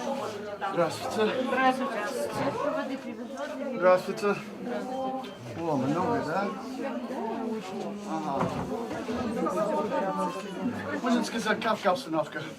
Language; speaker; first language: Russian; non-native, learner; English